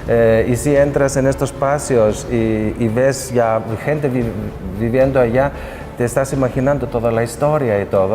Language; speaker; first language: Spanish; non-native, fluent; Greek